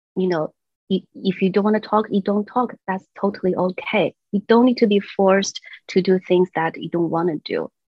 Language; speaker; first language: English; non-native, fluent; Chinese